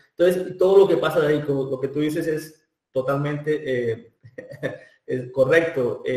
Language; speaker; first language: Spanish; native; Spanish